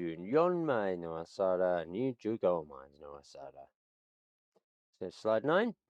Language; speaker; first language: Japanese; non-native, learner; English